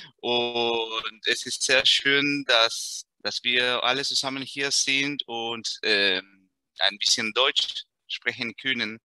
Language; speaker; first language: German; non-native, fluent; Spanish